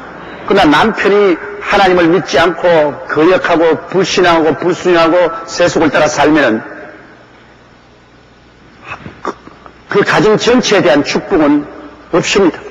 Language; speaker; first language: Korean; native; Korean